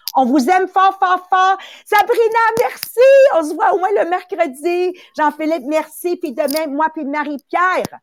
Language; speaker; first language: French; early bilingual, other home language; Italian